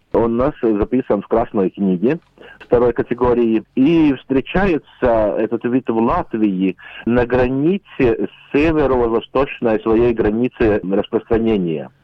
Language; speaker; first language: Russian; non-native, local second language; Latvian